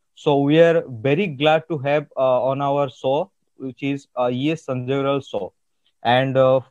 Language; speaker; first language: English; non-native, local second language; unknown